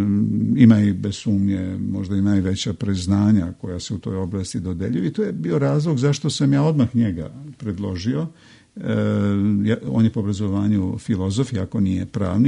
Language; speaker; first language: Serbian; native; Serbian